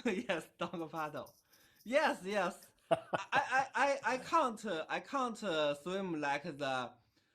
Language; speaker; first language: English; non-native, learner; Chinese